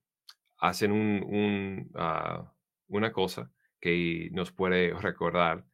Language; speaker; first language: Spanish; non-native, fluent; English